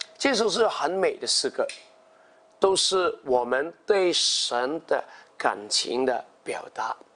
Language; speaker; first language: Chinese; non-native, local second language; Cantonese